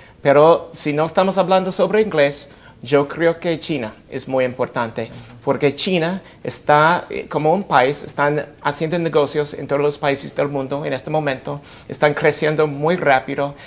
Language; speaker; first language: Spanish; non-native, fluent; English